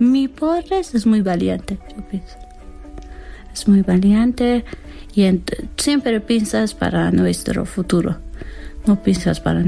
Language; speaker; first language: Spanish; non-native, learner; Persian